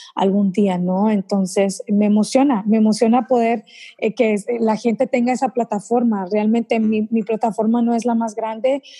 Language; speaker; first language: Spanish; early bilingual, heritage; Spanish